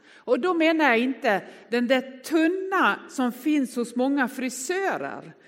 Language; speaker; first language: Swedish; native; Swedish